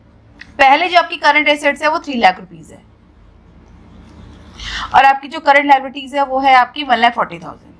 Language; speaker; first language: Hindi; native; Hindi